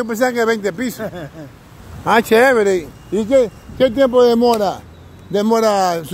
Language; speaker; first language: Spanish; native; Spanish